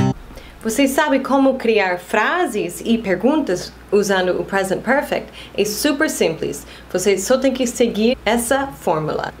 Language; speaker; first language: Portuguese; non-native, fluent; English